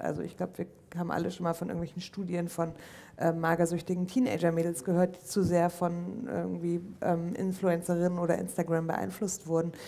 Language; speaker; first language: German; native; German